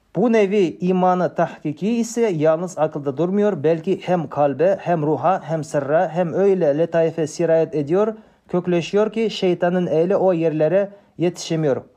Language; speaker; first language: Turkish; non-native, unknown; Kazakh